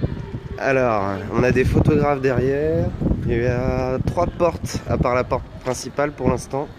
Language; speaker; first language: French; native; French